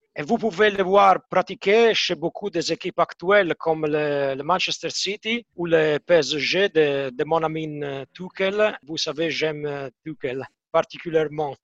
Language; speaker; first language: French; non-native, fluent; Italian